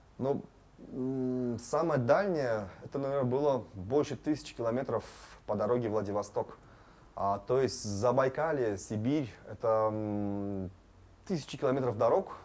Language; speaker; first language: Russian; non-native, local second language; Tajik